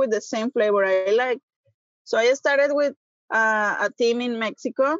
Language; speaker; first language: English; non-native, fluent; Spanish